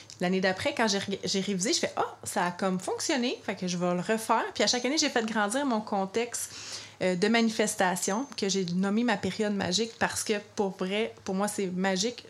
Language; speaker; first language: French; native; French